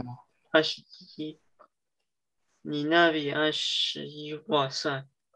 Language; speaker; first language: Chinese; early bilingual, heritage; Cantonese